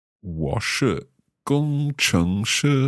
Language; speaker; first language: Chinese; non-native, learner; English